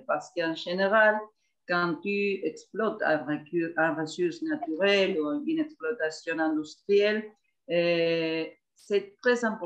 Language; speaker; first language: French; non-native, fluent; Spanish